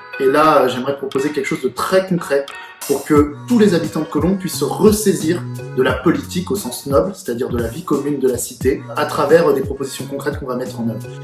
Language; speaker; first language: French; early bilingual, other home language; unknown